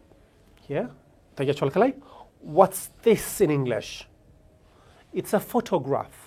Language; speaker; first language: English; non-native, fluent; Amharic